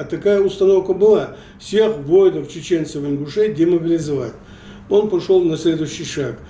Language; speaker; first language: Russian; non-native, local second language; Chechen